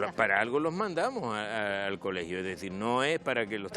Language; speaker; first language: Spanish; native; Spanish